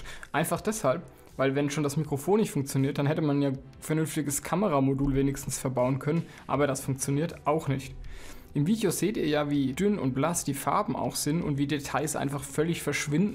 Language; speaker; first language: German; native; German